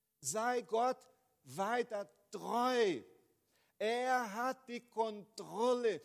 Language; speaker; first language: German; non-native, fluent; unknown